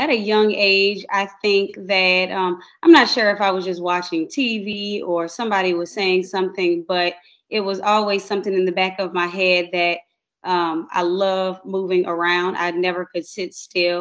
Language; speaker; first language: English; native; English